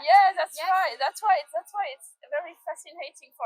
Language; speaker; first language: English; non-native, learner; French